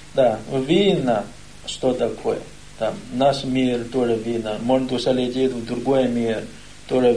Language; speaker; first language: Russian; non-native, learner; Chinese